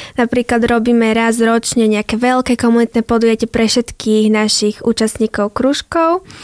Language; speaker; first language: Slovak; native; Slovak